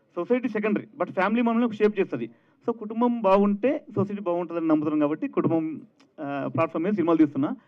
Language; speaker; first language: Telugu; native; Telugu